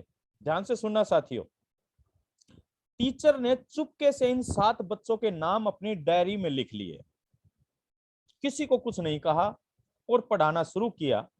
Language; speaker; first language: Hindi; native; Hindi